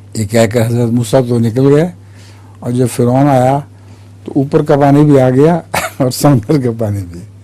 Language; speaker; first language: Urdu; native; Urdu